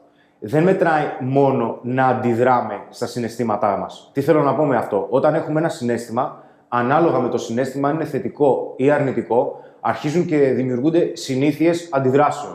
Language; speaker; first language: Greek; native; Greek